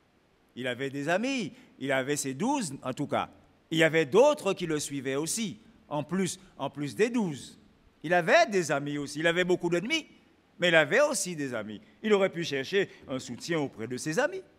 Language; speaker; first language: French; native; French